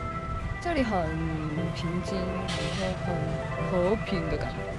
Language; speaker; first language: Chinese; non-native, fluent; Korean